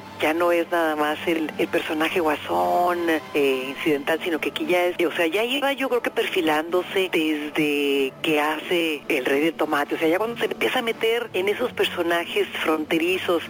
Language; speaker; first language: Spanish; native; Spanish